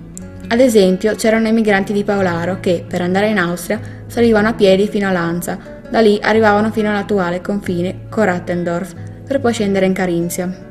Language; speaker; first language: Italian; native; Italian